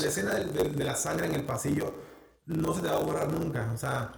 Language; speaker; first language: Spanish; native; Spanish